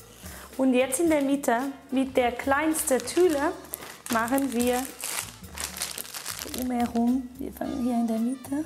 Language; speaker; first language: German; non-native, fluent; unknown